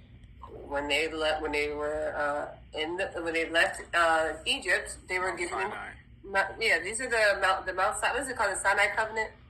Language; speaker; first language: English; native; English